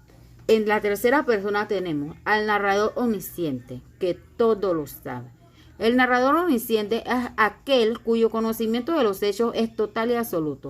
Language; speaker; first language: Spanish; native; Spanish